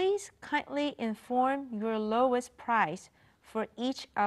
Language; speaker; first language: English; non-native, fluent; Chinese